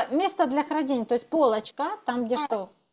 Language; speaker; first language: Russian; native; Russian